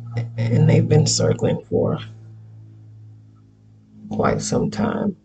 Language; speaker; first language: English; native; English